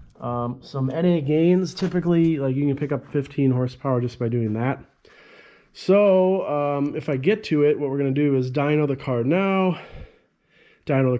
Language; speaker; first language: English; native; English